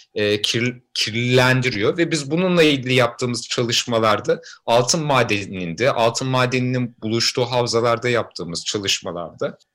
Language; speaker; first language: Turkish; native; Turkish